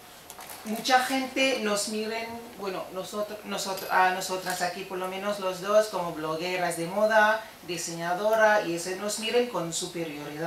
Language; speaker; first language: Spanish; non-native, fluent; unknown